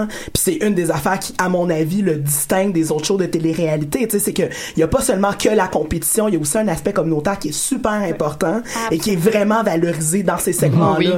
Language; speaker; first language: French; native; French